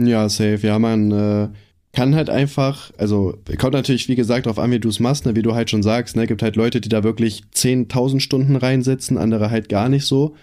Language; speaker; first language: German; native; German